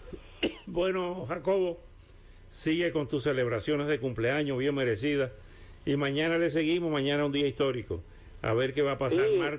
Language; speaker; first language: Spanish; native; Spanish